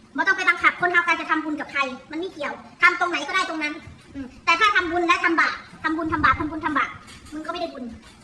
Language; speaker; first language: Thai; non-native, local second language; Northeastern Thai